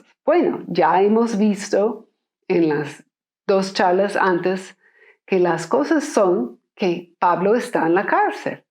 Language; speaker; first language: Spanish; non-native, fluent; English